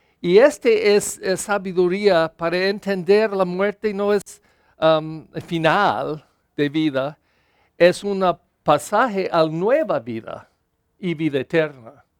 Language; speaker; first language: Spanish; non-native, learner; English